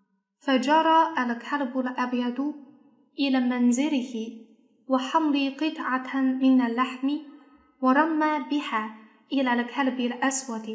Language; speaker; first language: Arabic; non-native, fluent; Chinese